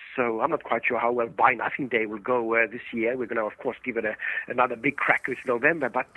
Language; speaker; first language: English; early bilingual, other home language; Estonian